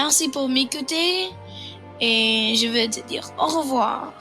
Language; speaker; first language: French; non-native, local second language; English